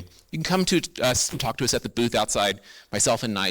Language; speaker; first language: English; native; English